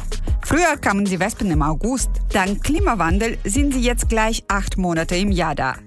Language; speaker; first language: German; non-native, fluent; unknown